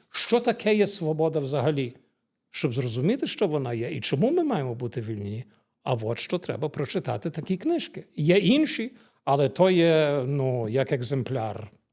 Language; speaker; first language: Ukrainian; early bilingual, heritage; Ukrainian